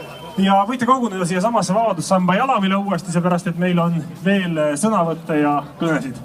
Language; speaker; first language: Estonian; native; Estonian